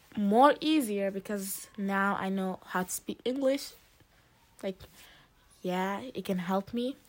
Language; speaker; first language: English; early bilingual, other home language; Arabic